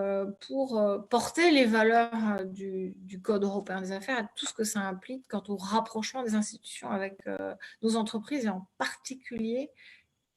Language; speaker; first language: French; native; French